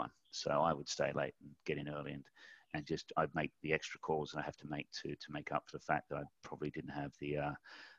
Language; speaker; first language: English; native; English